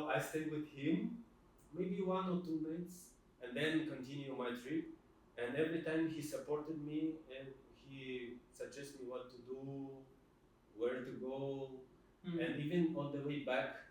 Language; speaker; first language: English; non-native, fluent; Russian